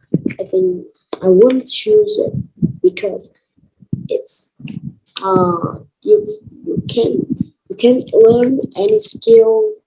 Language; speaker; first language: English; non-native, learner; Vietnamese